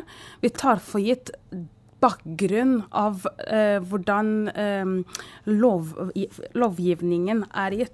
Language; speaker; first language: Swedish; non-native, fluent; Kinyarwanda